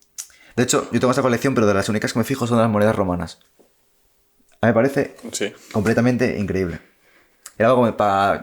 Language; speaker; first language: Spanish; native; Spanish